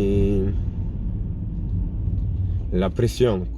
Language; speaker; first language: French; non-native, fluent; Polish